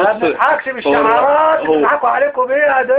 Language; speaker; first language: Arabic; native; Arabic